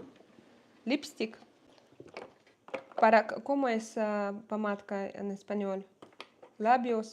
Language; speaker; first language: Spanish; non-native, learner; Russian